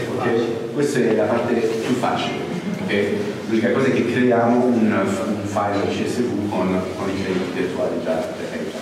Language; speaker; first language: Italian; non-native, fluent; French